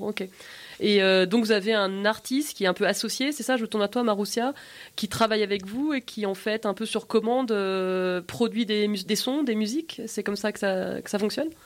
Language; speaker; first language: French; native; French